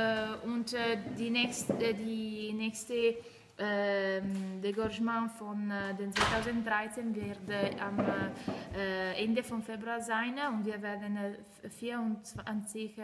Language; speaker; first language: German; non-native, learner; Italian